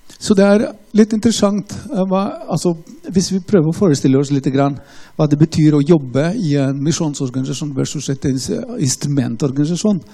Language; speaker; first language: Norwegian; non-native, fluent; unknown